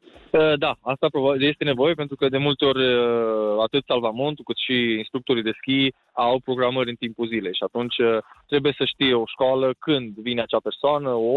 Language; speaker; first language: Romanian; native; Romanian